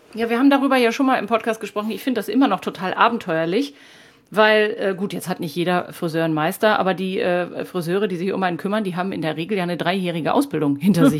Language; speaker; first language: German; native; German